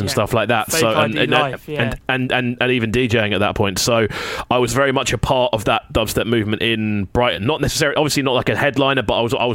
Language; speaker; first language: English; native; English